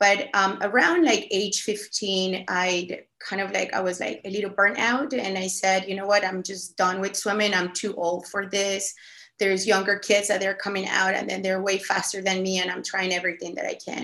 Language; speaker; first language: English; non-native, fluent; Spanish